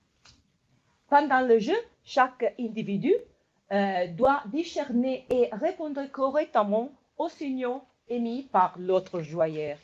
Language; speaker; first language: French; non-native, fluent; Italian